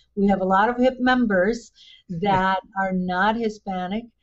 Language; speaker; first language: English; early bilingual, other home language; Spanish